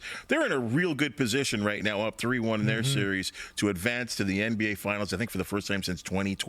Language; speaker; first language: English; native; English